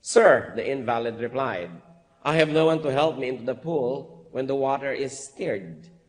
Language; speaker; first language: English; non-native, local second language; Filipino